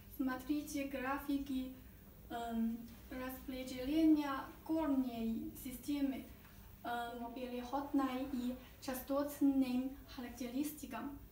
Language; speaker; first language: Russian; non-native, learner; Chinese